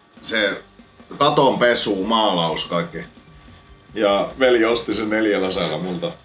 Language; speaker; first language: Finnish; native; Finnish